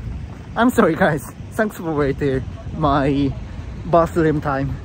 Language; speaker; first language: English; non-native, learner; Japanese